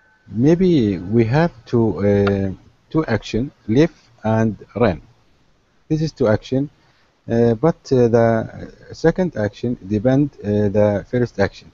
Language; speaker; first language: English; non-native, learner; Arabic